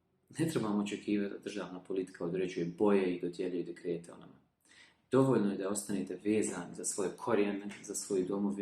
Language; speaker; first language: Bosnian; native; Bosnian